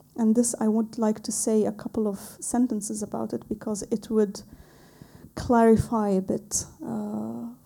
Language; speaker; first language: English; non-native, fluent; Arabic